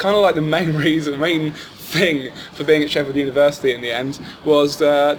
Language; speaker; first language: English; native; English